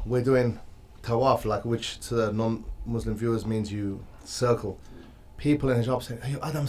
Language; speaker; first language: English; native; English